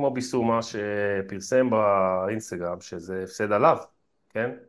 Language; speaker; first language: Hebrew; native; Hebrew